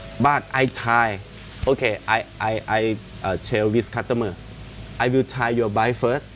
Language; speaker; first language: English; non-native, learner; Thai